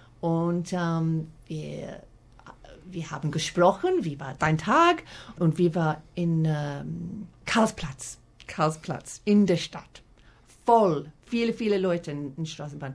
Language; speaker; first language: German; non-native, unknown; English